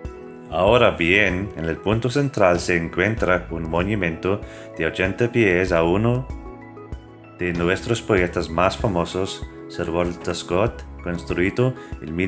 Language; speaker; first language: Spanish; non-native, fluent; English